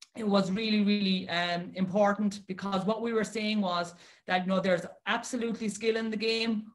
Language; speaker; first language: English; native; English